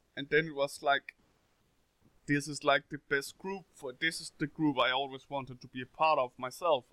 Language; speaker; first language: English; non-native, fluent; Danish